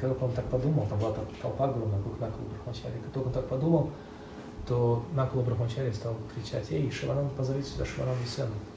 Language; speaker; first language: Russian; native; Russian